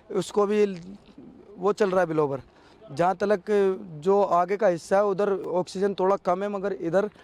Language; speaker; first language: Hindi; native; Hindi